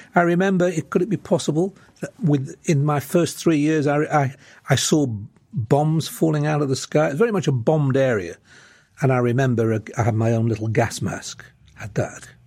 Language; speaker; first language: English; early bilingual, other home language; Lithuanian